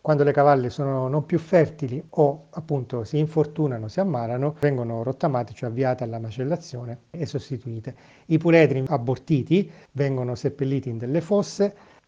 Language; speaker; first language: Italian; native; Italian